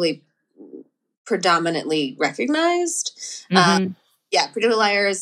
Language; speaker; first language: English; native; English